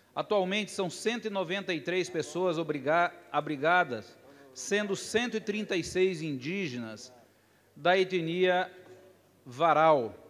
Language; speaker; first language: Portuguese; native; Portuguese